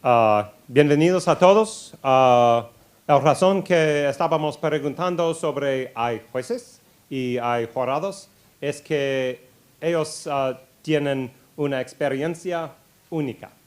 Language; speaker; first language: Spanish; non-native, learner; English